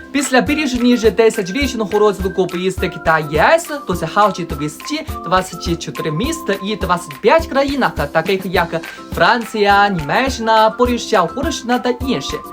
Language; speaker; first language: Ukrainian; non-native, fluent; Chinese